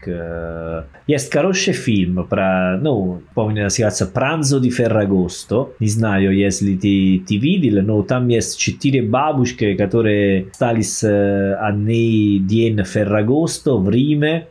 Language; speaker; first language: Russian; non-native, learner; Italian